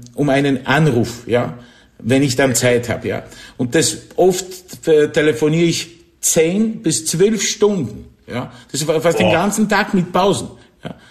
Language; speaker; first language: German; non-native, fluent; Polish